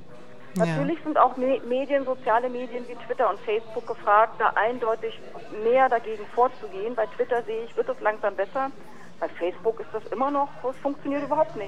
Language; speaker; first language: German; native; German